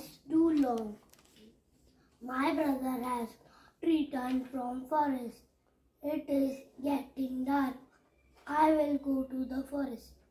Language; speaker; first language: English; non-native, learner; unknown